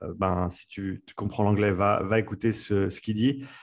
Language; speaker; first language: French; native; French